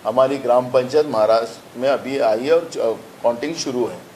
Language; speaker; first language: Hindi; non-native, local second language; Marathi